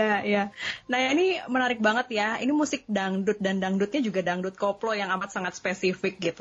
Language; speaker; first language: Indonesian; native; Indonesian